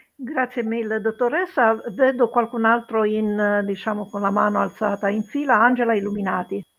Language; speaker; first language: Italian; early bilingual, other home language; Romanian